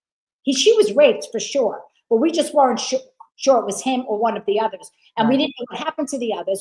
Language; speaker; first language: English; native; English